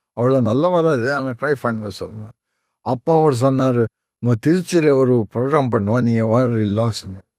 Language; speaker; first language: Tamil; non-native, fluent; Konkani